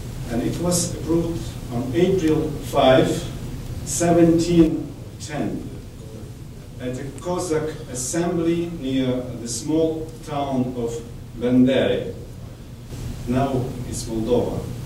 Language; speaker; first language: English; non-native, fluent; Ukrainian